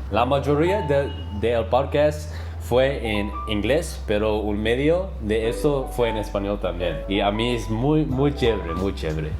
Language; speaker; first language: Spanish; non-native, learner; English